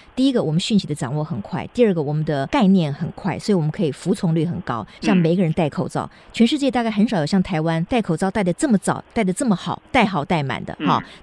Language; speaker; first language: Chinese; native; Chinese